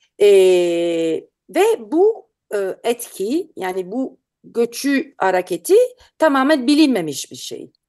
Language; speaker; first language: Turkish; non-native, learner; Italian